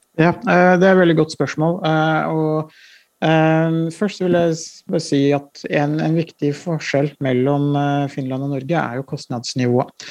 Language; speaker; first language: Norwegian; native; Norwegian